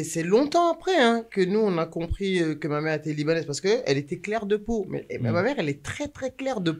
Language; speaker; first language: French; native; French